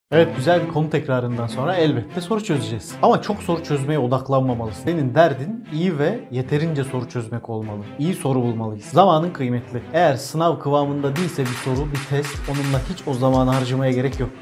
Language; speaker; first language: Turkish; native; Turkish